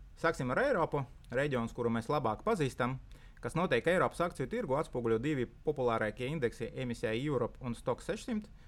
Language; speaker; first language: Latvian; non-native, local second language; Russian